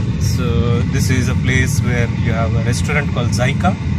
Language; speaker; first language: English; non-native, local second language; Tamil